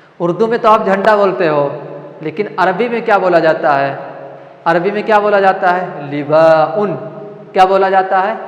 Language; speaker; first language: Urdu; non-native, local second language; Malayalam